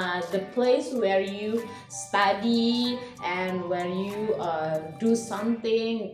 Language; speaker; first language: English; non-native, fluent; Indonesian